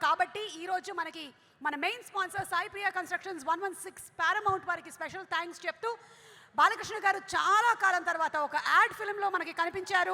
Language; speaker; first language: Telugu; native; Telugu